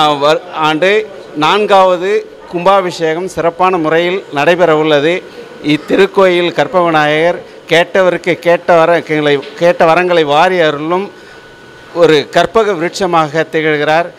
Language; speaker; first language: Tamil; native; Tamil